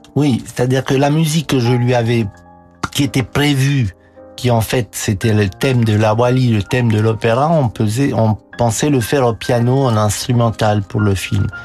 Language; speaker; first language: French; non-native, fluent; Romanian